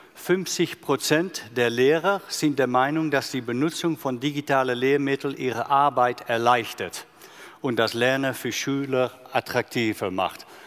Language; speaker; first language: German; non-native, fluent; Dutch